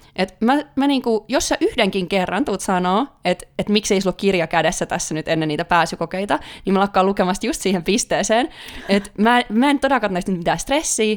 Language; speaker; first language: Finnish; native; Finnish